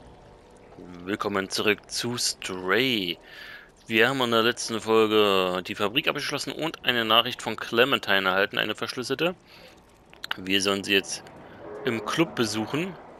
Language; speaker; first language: German; native; German